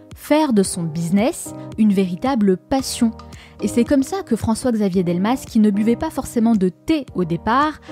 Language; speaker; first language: French; native; French